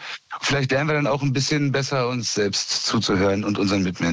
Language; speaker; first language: German; native; German